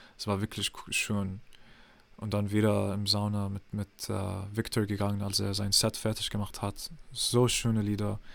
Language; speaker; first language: German; non-native, fluent; English